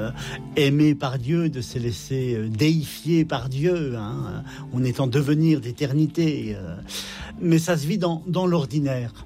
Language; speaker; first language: French; native; French